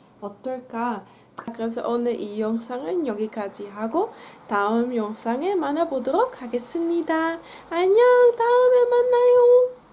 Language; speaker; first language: Korean; non-native, fluent; Dutch